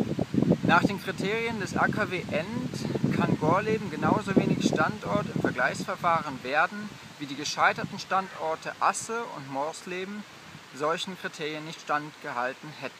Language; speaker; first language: German; native; German